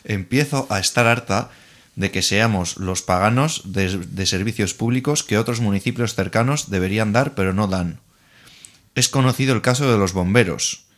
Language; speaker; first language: Spanish; non-native, local second language; Basque